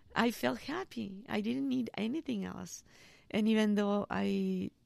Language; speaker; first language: English; non-native, fluent; Spanish